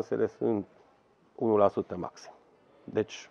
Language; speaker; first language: Romanian; non-native, local second language; Hungarian